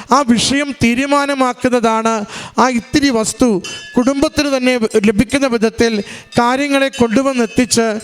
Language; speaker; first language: Malayalam; native; Malayalam